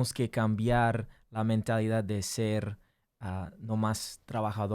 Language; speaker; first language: Spanish; early bilingual, heritage; English